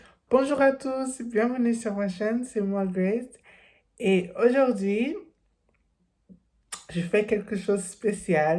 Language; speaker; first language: French; non-native, learner; English